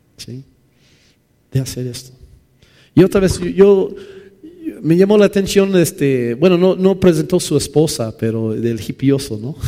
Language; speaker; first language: Spanish; non-native, fluent; English